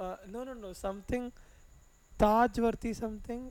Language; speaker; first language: English; non-native, local second language; Tamil